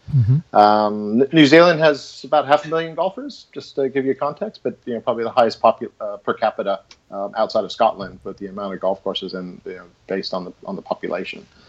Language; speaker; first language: English; native; English